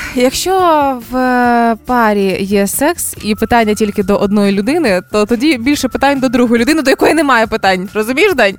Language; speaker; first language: Ukrainian; native; Ukrainian